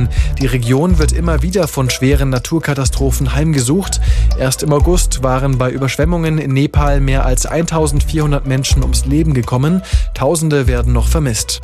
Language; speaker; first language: German; native; German